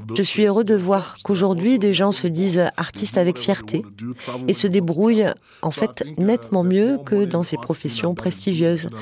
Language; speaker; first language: French; non-native, fluent; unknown